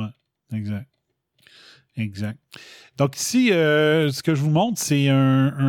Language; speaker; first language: French; native; French